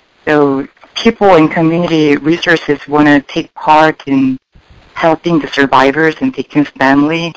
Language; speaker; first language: English; non-native, fluent; Korean